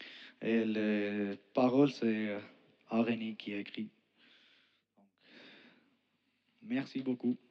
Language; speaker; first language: French; non-native, learner; Armenian